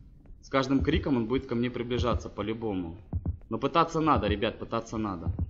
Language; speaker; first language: Russian; native; Russian